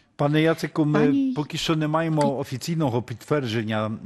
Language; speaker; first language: Polish; non-native, learner; Ukrainian